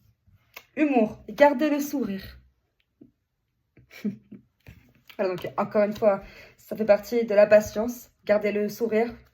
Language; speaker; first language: French; native; French